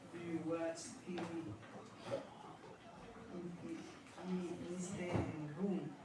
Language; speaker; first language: English; non-native, learner; Spanish